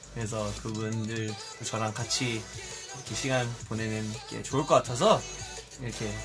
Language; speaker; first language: Korean; early bilingual, heritage; Korean